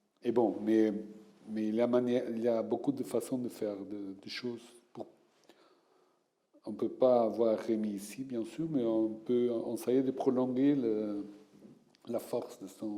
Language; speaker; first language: French; non-native, fluent; Portuguese